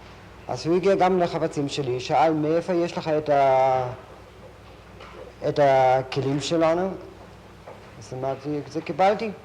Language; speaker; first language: Hebrew; non-native, fluent; German